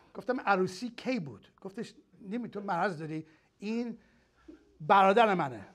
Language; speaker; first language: Persian; early bilingual, heritage; Persian